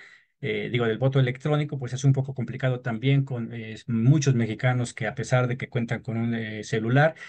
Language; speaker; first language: Spanish; native; Spanish